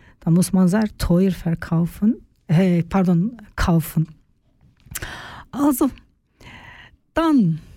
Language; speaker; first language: German; non-native, learner; Turkish